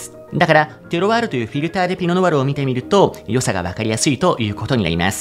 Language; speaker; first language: Japanese; native; Japanese